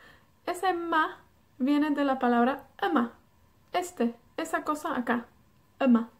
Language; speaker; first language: Spanish; non-native, fluent; Welsh